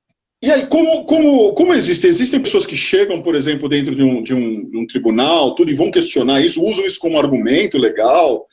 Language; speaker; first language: Portuguese; native; Portuguese